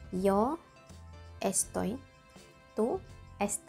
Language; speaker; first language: Spanish; non-native, learner; Indonesian